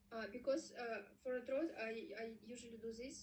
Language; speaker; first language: English; non-native, learner; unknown